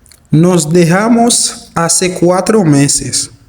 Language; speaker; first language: Spanish; non-native, fluent; Haitian Creole